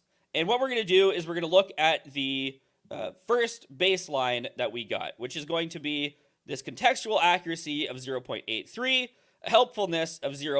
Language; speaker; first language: English; native; English